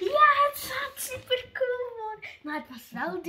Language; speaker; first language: Dutch; non-native, learner; German